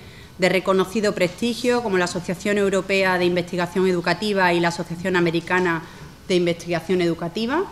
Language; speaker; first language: Spanish; native; Spanish